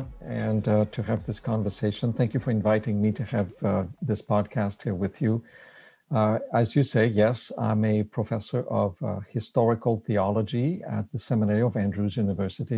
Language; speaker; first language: English; non-native, fluent; French